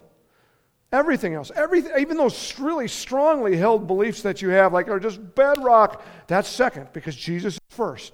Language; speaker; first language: English; native; English